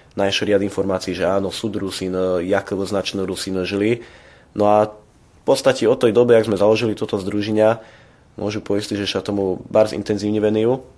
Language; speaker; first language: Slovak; non-native, local second language; Rusyn